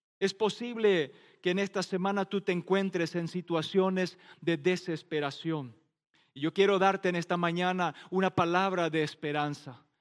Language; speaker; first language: Spanish; non-native, local second language; Plautdietsch